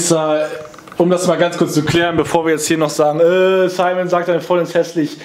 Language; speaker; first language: German; native; German